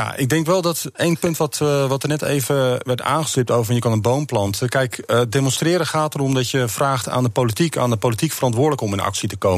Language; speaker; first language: Dutch; native; Dutch